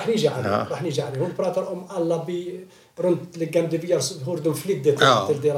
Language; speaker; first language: Swedish; non-native, fluent; Arabic